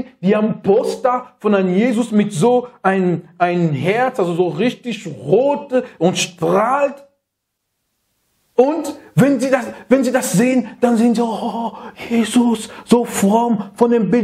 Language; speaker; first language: German; non-native, learner; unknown